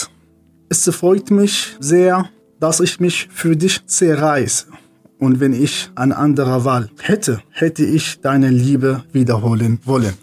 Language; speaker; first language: German; non-native, fluent; Arabic